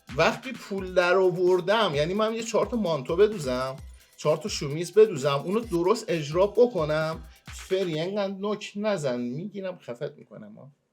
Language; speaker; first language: Persian; non-native, local second language; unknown